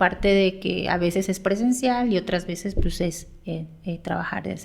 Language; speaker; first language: Spanish; native; Spanish